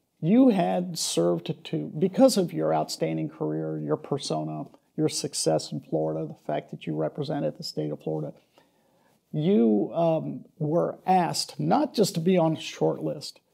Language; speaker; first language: English; native; English